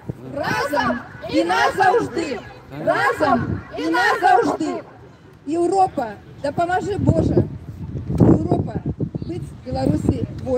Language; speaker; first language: Ukrainian; non-native, learner; Belarusian